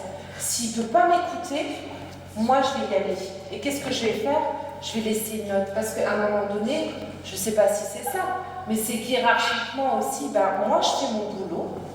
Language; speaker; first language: French; native; French